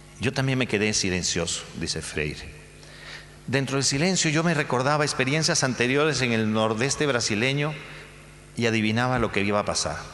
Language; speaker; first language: Spanish; native; Spanish